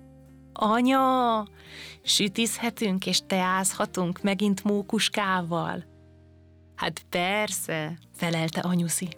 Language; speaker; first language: Hungarian; native; Hungarian